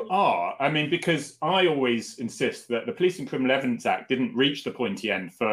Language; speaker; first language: English; native; English